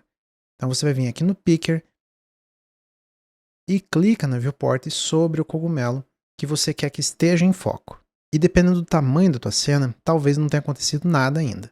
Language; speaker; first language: Portuguese; native; Portuguese